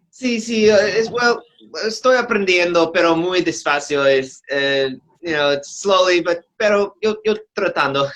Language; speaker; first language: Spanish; non-native, learner; English